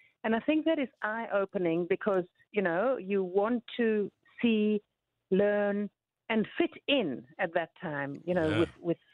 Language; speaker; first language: English; native; English